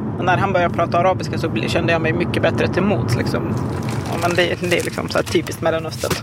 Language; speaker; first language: Swedish; non-native, fluent; Arabic